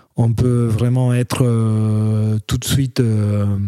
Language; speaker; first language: French; non-native, fluent; Spanish